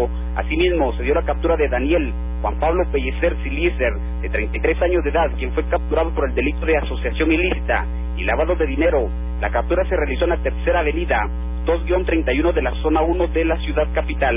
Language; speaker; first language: Spanish; native; Spanish